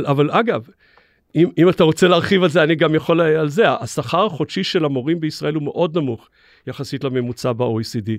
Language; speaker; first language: Hebrew; native; Hebrew